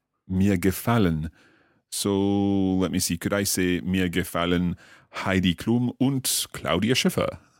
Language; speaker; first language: German; non-native, learner; English